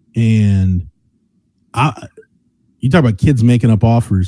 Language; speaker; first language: English; native; English